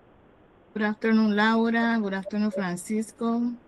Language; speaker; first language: English; non-native, learner; Spanish